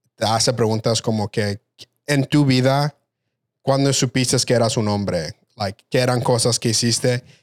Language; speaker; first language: Spanish; early bilingual, heritage; Spanish